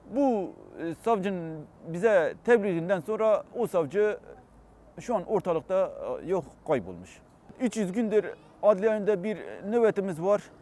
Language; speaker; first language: Turkish; non-native, local second language; Kurdish